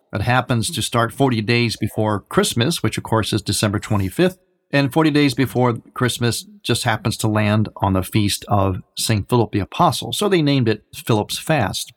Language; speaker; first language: English; native; English